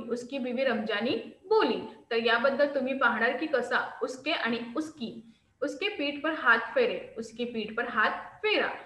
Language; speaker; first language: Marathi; non-native, local second language; Hindi